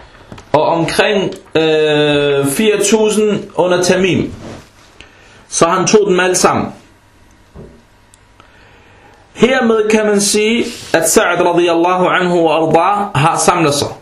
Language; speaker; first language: Danish; early bilingual, other home language; Arabic